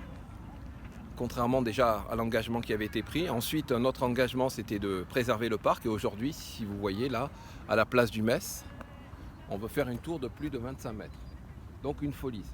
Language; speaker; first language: French; native; French